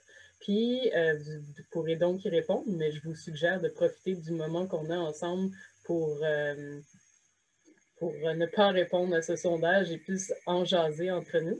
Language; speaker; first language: French; native; French